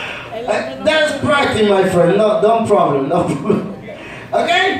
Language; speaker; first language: English; non-native, learner; Spanish